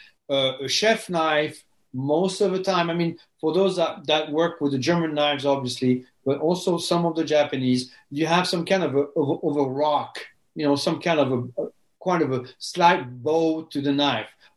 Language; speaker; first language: English; non-native, fluent; French